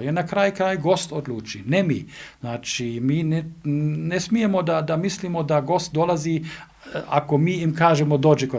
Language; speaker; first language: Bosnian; non-native, learner; German